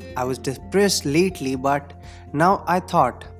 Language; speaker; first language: English; non-native, local second language; Hindi